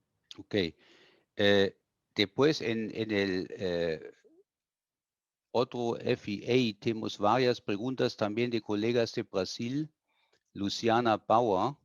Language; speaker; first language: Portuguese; non-native, fluent; German